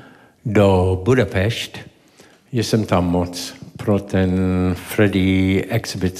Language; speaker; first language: Czech; non-native, learner; English